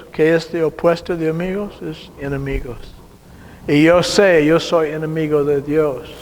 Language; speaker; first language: Spanish; non-native, learner; English